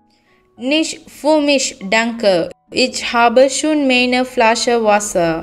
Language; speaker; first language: German; non-native, learner; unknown